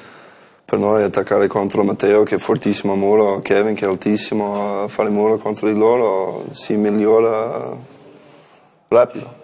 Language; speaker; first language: Italian; non-native, learner; English